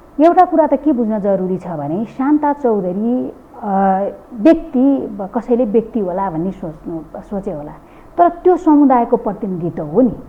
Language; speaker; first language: Nepali; non-native, local second language; Dangaura Tharu